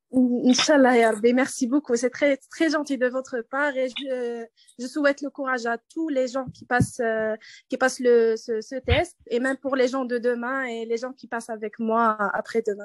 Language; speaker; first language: French; non-native, learner; Arabic